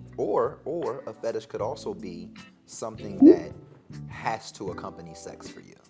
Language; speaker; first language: English; native; English